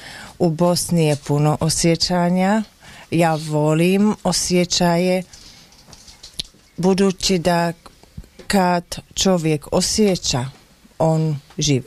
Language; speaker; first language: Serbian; non-native, learner; Slovak